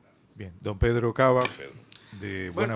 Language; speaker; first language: Spanish; native; Spanish